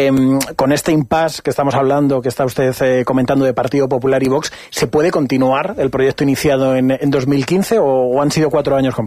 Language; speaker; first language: Spanish; native; Spanish